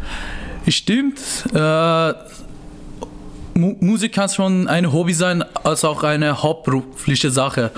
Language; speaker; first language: German; non-native, learner; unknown